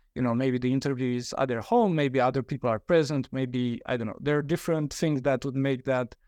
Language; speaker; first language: English; non-native, fluent; Romanian